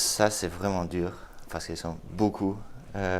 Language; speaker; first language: French; non-native, fluent; German